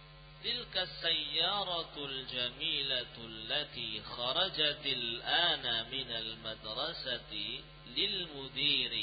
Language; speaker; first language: Arabic; non-native, fluent; Indonesian